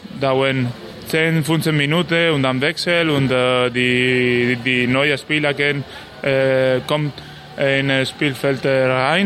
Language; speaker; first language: German; non-native, learner; Spanish